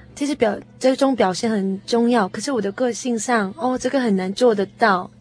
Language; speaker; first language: Chinese; non-native, fluent; Korean